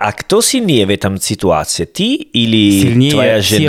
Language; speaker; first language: Russian; non-native, learner; Italian